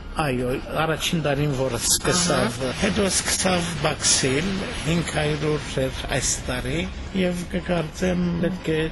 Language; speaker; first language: Armenian; early bilingual, heritage; Armenian